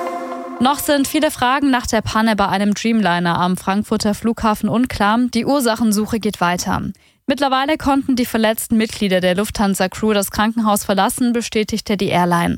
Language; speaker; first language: German; native; German